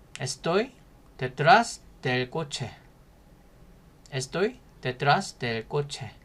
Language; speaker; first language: Spanish; non-native, fluent; Korean